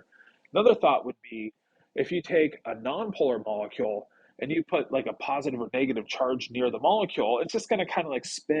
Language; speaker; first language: English; native; English